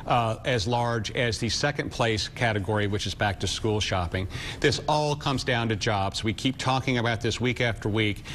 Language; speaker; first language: English; native; English